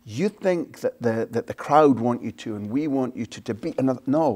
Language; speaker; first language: English; native; English